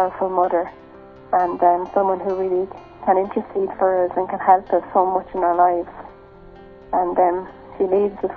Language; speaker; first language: English; native; English